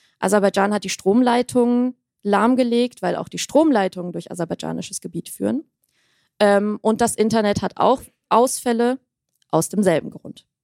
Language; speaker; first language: German; early bilingual, other home language; Armenian